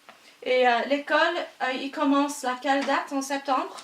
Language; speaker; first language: French; non-native, learner; English